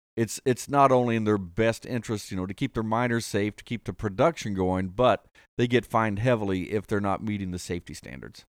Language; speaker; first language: English; native; English